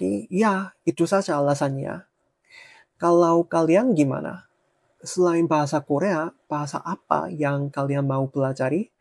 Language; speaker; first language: Indonesian; non-native, fluent; Korean